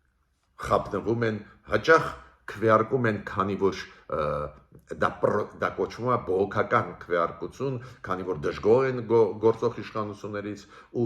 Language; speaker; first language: Armenian; native; Armenian